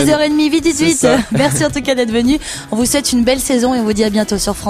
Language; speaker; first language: French; native; French